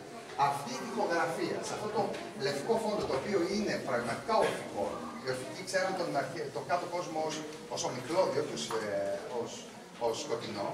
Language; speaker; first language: Greek; native; Greek